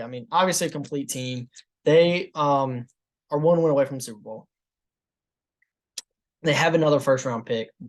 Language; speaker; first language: English; native; English